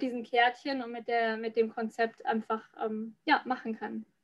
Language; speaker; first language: German; native; German